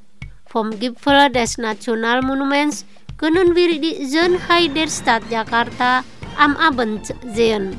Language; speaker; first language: German; non-native, fluent; Indonesian